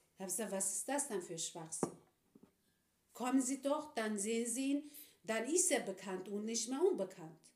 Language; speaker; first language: German; non-native, fluent; Turkish